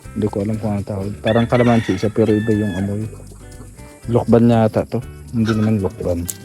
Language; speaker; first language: Filipino; non-native, local second language; Bikol